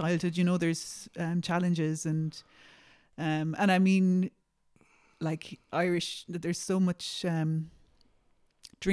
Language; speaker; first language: English; native; English